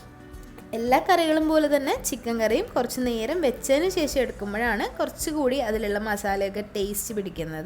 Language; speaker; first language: Malayalam; native; Malayalam